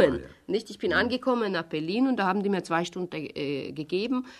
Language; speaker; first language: German; non-native, fluent; Hungarian